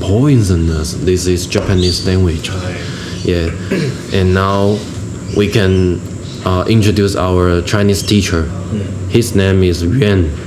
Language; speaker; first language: English; non-native, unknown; Chinese